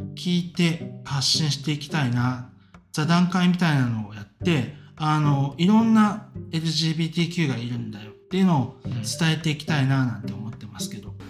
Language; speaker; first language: Japanese; native; Japanese